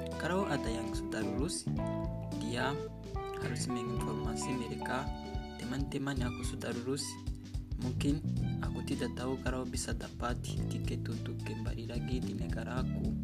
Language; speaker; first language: Indonesian; non-native, learner; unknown